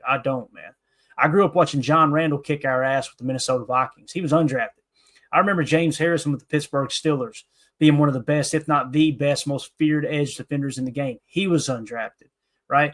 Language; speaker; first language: English; native; English